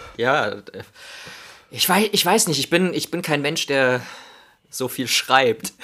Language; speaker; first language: German; native; German